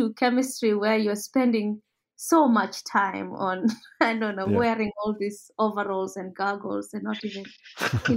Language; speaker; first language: English; non-native, local second language; Kalenjin